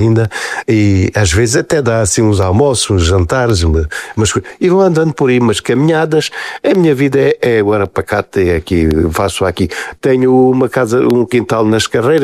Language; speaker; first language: Portuguese; native; Portuguese